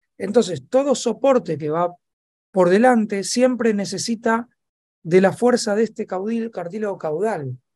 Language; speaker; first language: Spanish; native; Spanish